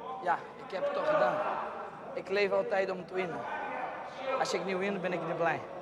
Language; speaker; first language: Dutch; non-native, learner; Portuguese